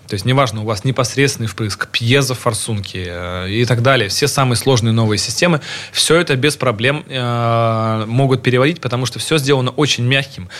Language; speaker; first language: Russian; native; Russian